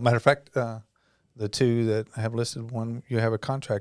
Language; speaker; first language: English; native; English